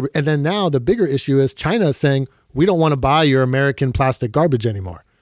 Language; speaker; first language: English; native; English